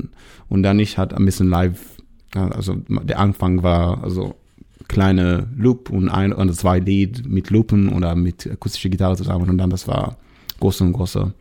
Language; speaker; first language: German; non-native, learner; Hebrew